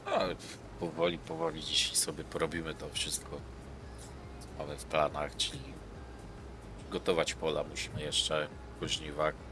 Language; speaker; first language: Polish; native; Polish